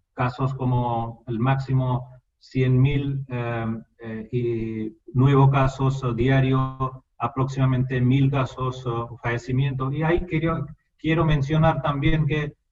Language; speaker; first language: Spanish; non-native, fluent; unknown